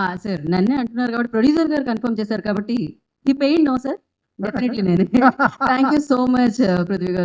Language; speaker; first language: Telugu; native; Telugu